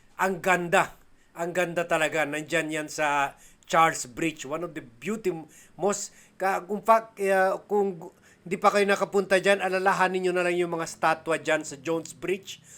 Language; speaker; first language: Filipino; native; Filipino